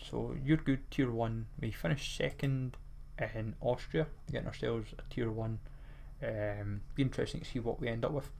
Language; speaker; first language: English; native; English